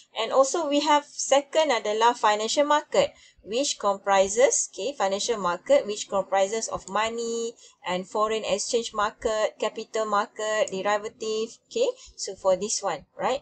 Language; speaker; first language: English; non-native, local second language; Malay